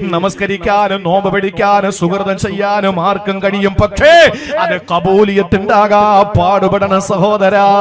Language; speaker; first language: Malayalam; native; Malayalam